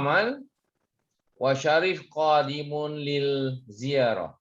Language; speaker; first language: Arabic; non-native, learner; Malay